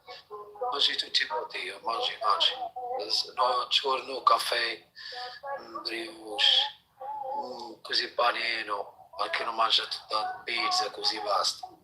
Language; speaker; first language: Italian; non-native, learner; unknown